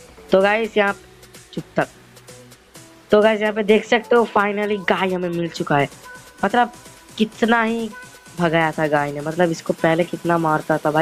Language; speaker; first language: Hindi; non-native, learner; Bangla